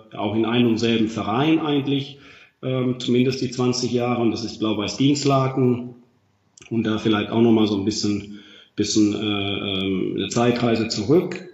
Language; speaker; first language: German; non-native, fluent; Finnish